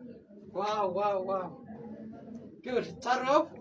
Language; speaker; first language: English; non-native, learner; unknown